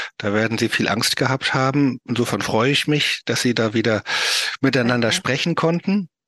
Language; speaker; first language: German; native; German